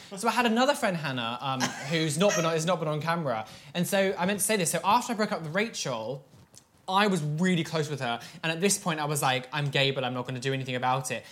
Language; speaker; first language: English; native; English